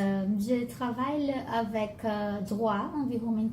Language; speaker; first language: French; non-native, learner; Portuguese